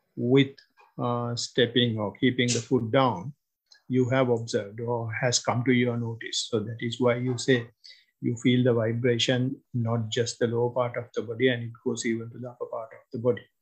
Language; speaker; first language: English; non-native, local second language; Sinhala